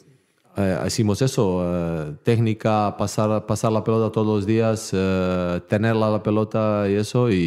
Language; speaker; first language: Spanish; non-native, learner; Bosnian